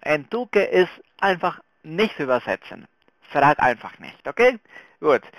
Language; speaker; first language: German; non-native, fluent; Spanish